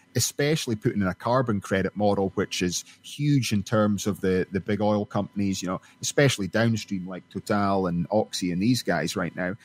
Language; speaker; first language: English; native; English